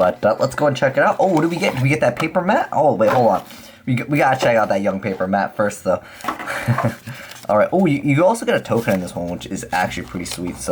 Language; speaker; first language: English; native; English